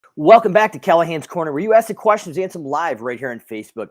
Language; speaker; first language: English; native; English